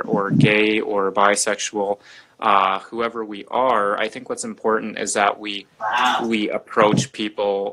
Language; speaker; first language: English; native; English